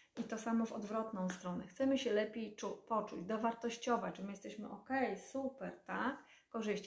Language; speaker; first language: Polish; native; Polish